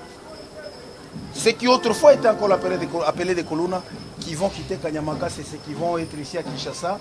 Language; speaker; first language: French; non-native, local second language; Lingala